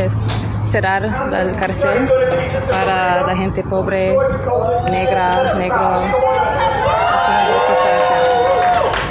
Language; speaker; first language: Spanish; non-native, learner; English